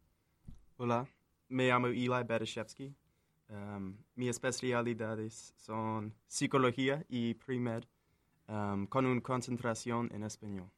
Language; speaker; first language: Spanish; non-native, learner; English